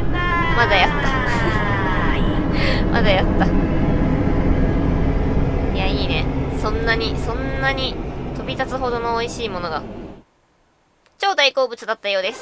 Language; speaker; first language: Japanese; native; Japanese